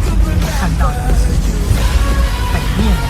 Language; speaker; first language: Chinese; native; Chinese